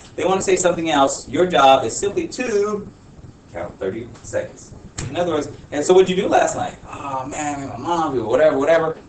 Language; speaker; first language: English; early bilingual, other home language; Spanish